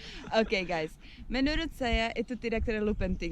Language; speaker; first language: Indonesian; non-native, learner; Czech